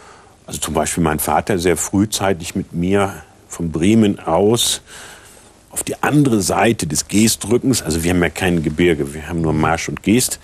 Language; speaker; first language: German; native; German